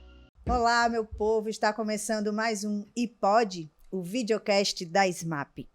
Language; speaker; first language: Portuguese; native; Portuguese